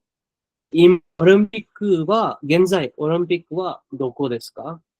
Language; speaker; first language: Japanese; non-native, learner; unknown